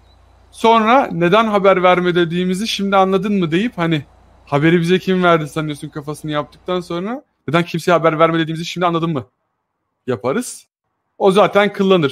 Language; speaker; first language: Turkish; native; Turkish